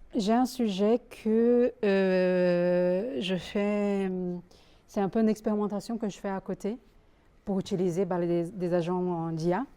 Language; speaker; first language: French; non-native, fluent; Portuguese